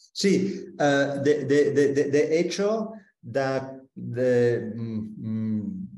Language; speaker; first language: Spanish; non-native, fluent; Italian